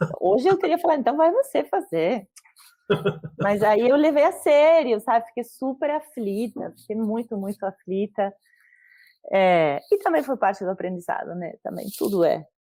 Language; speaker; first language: Portuguese; non-native, fluent; Spanish